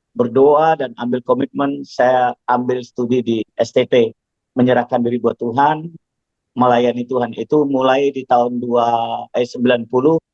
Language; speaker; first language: Indonesian; non-native, local second language; Javanese